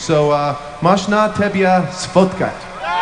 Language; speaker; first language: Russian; non-native, learner; English